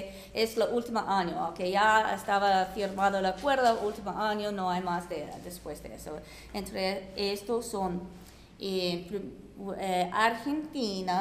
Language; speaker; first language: Spanish; non-native, fluent; English